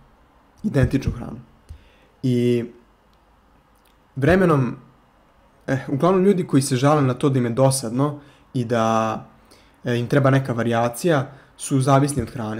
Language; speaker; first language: Serbian; native; Serbian